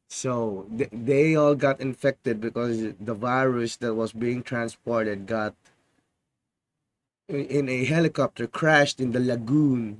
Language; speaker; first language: English; non-native, fluent; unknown